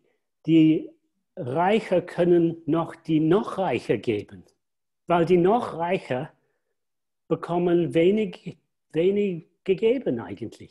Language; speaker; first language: German; non-native, fluent; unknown